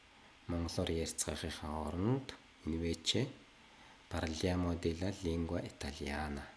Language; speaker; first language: Italian; non-native, learner; Mongolian